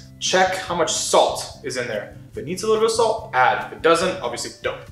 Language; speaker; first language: English; native; English